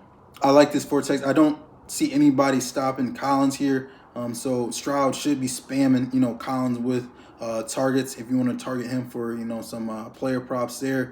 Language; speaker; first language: English; native; English